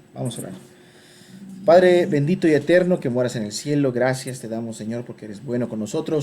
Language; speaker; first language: Spanish; native; Spanish